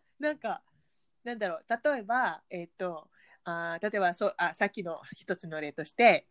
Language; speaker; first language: Japanese; non-native, fluent; Malay